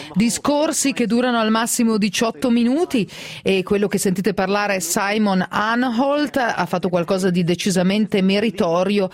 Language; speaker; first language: Italian; native; Italian